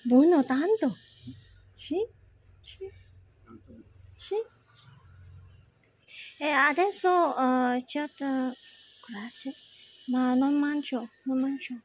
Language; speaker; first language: Italian; non-native, learner; Vietnamese